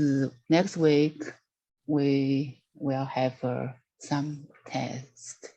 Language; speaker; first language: English; non-native, learner; Chinese